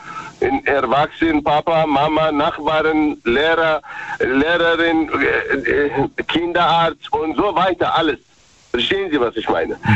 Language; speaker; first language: German; non-native, learner; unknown